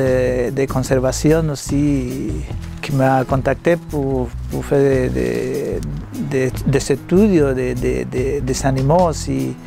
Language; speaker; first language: French; non-native, learner; Spanish